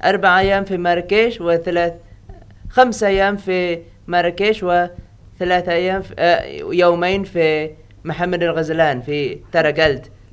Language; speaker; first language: Arabic; non-native, learner; Indonesian